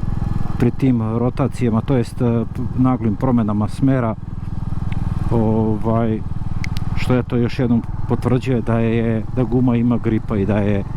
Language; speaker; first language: Serbian; native; Serbian